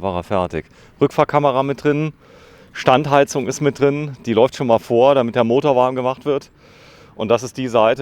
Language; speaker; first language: German; native; German